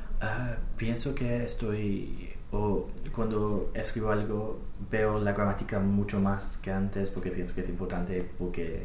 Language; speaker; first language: Spanish; non-native, fluent; English